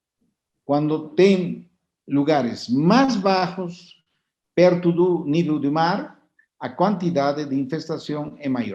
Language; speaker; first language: Portuguese; non-native, fluent; Spanish